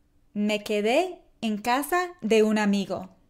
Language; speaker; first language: Spanish; non-native, fluent; English